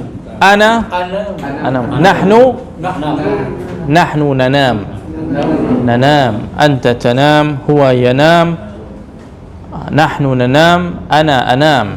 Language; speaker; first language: Arabic; non-native, fluent; Indonesian